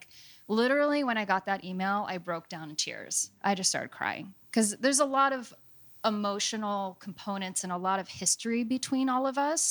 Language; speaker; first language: English; native; English